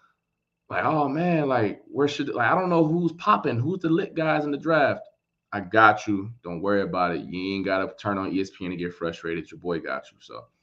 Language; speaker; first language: English; native; English